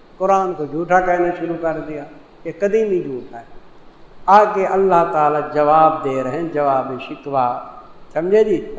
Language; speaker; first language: Urdu; non-native, local second language; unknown